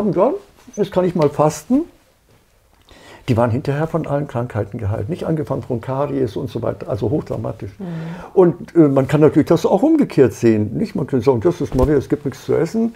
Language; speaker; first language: German; native; German